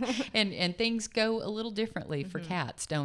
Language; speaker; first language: English; native; English